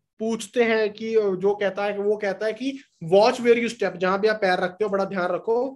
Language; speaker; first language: Hindi; non-native, local second language; Punjabi